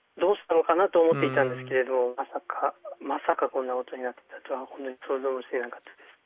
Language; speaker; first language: Japanese; early bilingual, other home language; Chinese